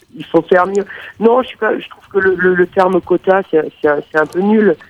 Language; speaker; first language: French; native; French